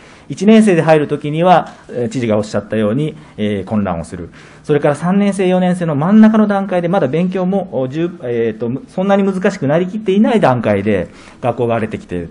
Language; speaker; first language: Japanese; native; Japanese